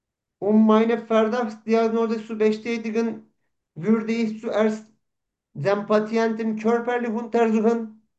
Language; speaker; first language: German; non-native, learner; Turkish